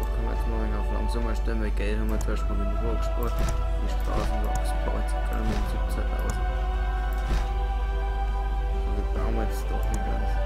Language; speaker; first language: German; native; German